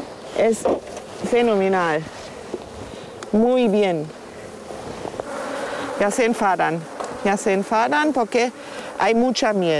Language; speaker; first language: Spanish; non-native, fluent; German